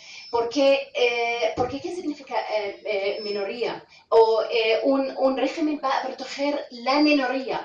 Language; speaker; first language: Spanish; non-native, fluent; Arabic